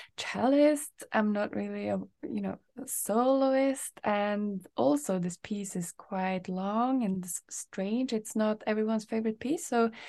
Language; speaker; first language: English; non-native, fluent; Norwegian